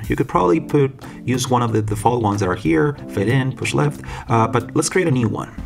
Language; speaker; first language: English; non-native, fluent; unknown